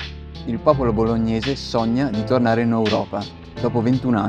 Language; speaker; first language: Italian; native; Italian